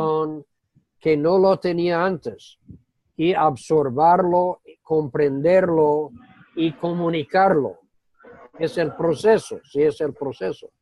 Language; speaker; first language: Spanish; non-native, fluent; English